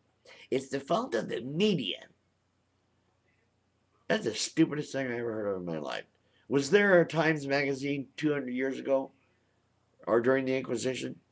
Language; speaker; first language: English; native; English